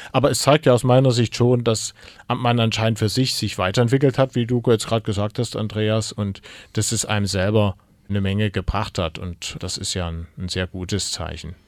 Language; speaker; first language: German; native; German